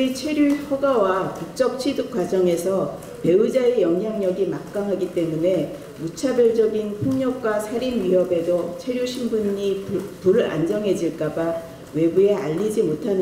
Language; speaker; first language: Korean; native; Korean